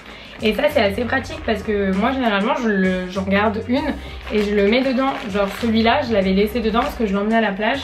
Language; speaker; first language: French; native; French